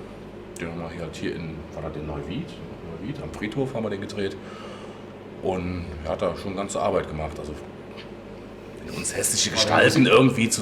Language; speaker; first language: German; native; German